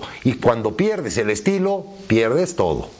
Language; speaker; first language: Spanish; native; Spanish